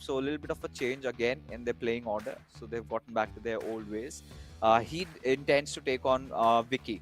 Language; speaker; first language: English; non-native, local second language; Hindi